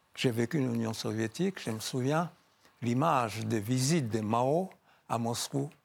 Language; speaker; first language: French; non-native, fluent; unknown